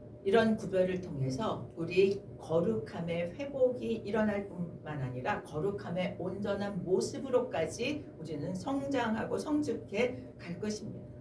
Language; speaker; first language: Korean; native; Korean